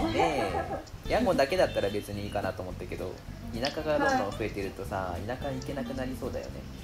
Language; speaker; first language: Japanese; native; Japanese